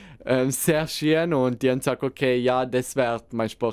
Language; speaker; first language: German; non-native, local second language; Italian